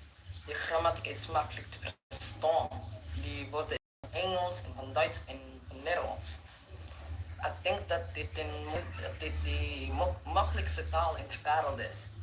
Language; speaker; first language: Dutch; non-native, learner; Filipino